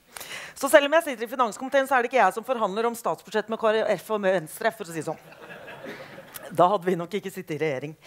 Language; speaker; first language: Norwegian; native; Norwegian